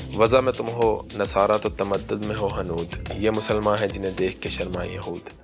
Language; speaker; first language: Urdu; early bilingual, heritage; Urdu